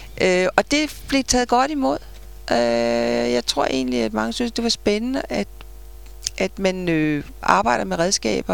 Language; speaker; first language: Danish; native; Danish